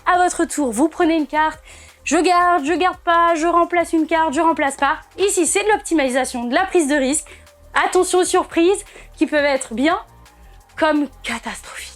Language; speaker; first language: French; native; French